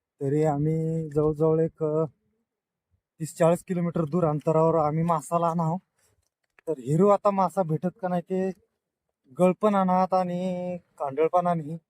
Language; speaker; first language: Marathi; non-native, local second language; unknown